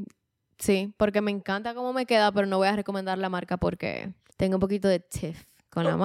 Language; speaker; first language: Spanish; native; Spanish